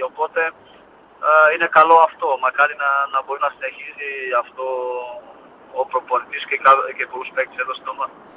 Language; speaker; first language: Greek; non-native, fluent; Portuguese